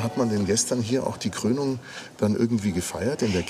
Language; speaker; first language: German; native; German